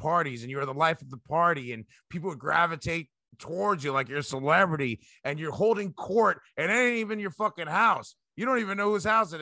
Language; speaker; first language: English; early bilingual, other home language; Spanish